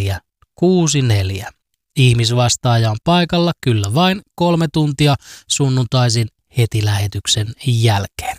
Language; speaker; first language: Finnish; native; Finnish